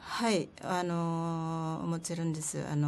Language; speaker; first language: Japanese; non-native, learner; Filipino